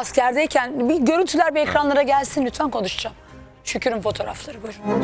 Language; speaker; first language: Turkish; native; Turkish